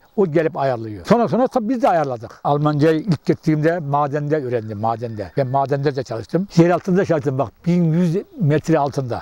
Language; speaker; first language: Turkish; native; Turkish